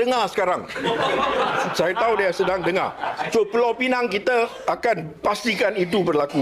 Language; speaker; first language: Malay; non-native, local second language; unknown